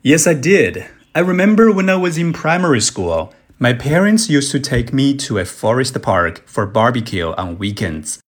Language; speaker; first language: English; non-native, fluent; Chinese